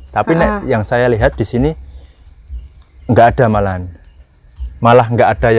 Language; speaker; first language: Indonesian; native; Indonesian